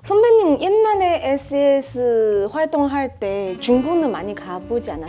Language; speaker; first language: Korean; non-native, fluent; Chinese